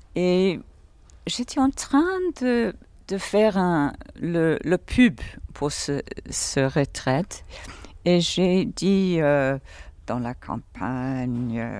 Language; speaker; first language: French; non-native, fluent; English